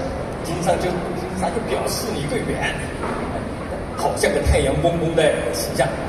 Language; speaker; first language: Chinese; native; Chinese